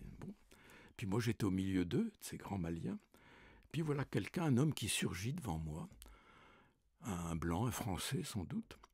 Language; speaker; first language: French; native; French